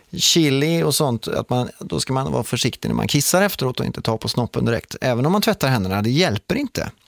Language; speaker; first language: Swedish; native; Swedish